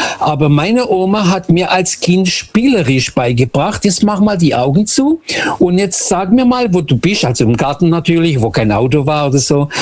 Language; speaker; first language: German; early bilingual, other home language; Portuguese